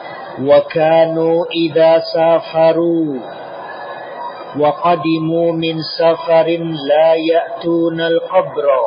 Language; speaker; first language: Arabic; non-native, fluent; Indonesian